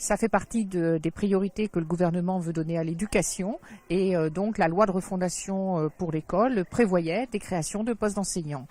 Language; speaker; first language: French; native; French